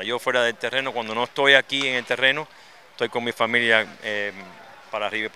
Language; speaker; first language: Spanish; early bilingual, other home language; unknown